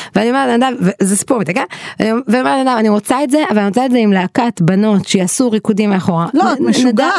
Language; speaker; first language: Hebrew; native; Hebrew